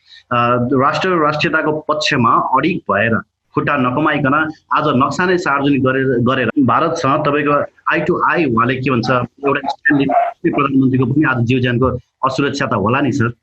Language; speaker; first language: Nepali; native; Nepali